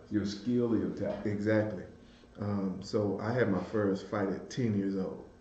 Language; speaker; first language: English; native; English